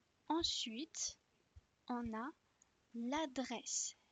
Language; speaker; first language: French; non-native, fluent; Spanish